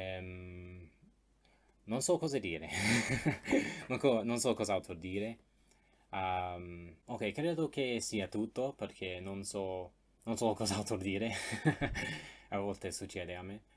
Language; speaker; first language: Italian; non-native, learner; English